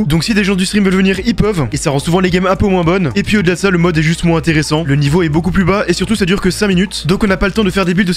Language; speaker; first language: French; native; French